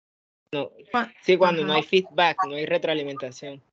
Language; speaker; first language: Spanish; native; Spanish